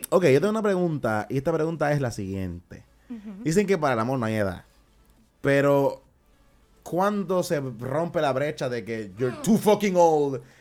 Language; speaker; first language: Spanish; native; Spanish